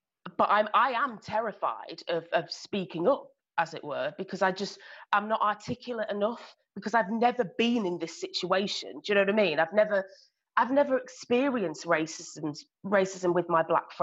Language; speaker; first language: English; native; English